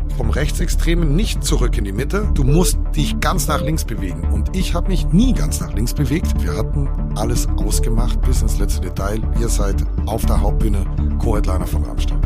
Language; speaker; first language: German; native; German